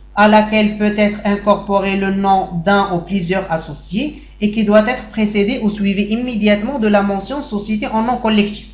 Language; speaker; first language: French; non-native, local second language; Arabic